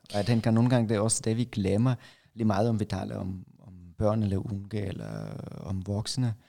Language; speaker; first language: Danish; non-native, fluent; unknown